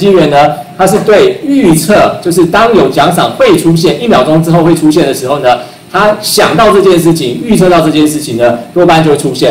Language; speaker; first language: Chinese; native; Chinese